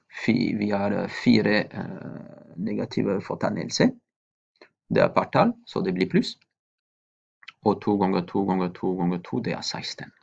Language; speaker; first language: Norwegian; non-native, fluent; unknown